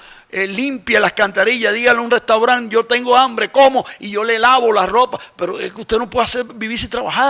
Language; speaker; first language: Spanish; native; Spanish